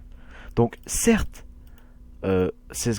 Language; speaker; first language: French; native; French